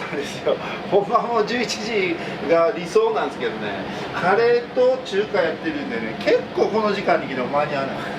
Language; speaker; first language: Japanese; native; Japanese